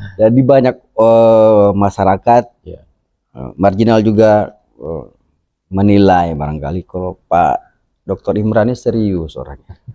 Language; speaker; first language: Indonesian; native; Indonesian